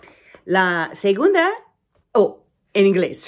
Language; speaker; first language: Spanish; non-native, fluent; English